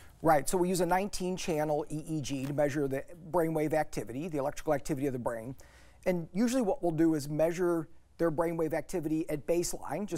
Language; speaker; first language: English; native; English